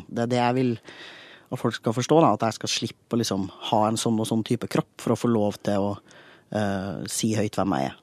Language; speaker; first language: Norwegian; native; Norwegian